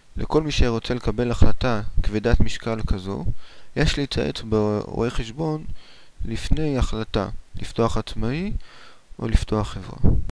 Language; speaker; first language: Hebrew; native; Hebrew